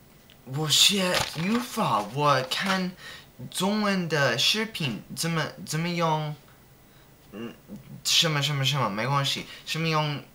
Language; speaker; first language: Chinese; non-native, learner; English